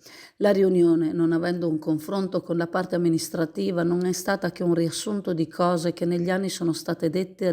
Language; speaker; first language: Italian; native; Italian